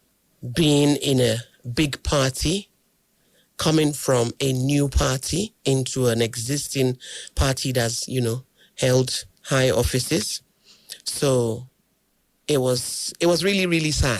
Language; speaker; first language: English; non-native, local second language; Yoruba